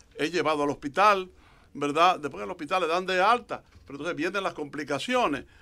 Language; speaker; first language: Spanish; native; Spanish